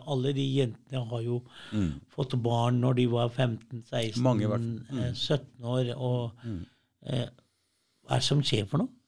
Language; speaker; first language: Norwegian; early bilingual, other home language; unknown